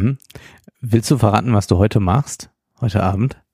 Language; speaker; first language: German; native; German